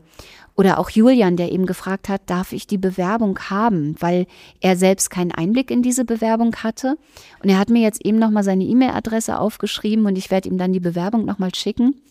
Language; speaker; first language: German; native; German